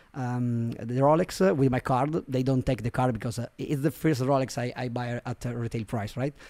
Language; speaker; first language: English; non-native, fluent; Italian